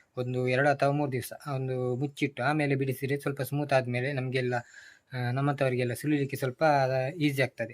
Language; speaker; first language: Kannada; non-native, local second language; Tulu